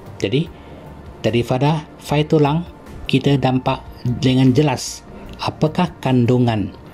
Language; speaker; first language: Malay; non-native, local second language; Chinese